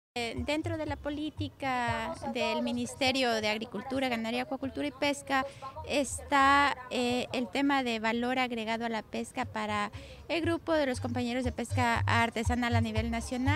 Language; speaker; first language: Spanish; native; Spanish